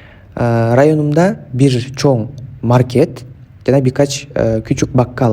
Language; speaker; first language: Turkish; non-native, fluent; Kyrgyz